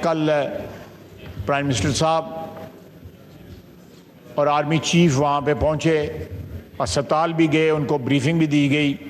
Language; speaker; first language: Urdu; non-native, local second language; Punjabi